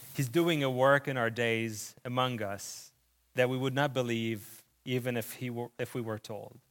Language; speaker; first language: English; early bilingual, other home language; Arabic